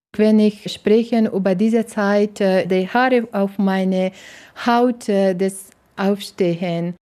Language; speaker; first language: German; non-native, learner; Persian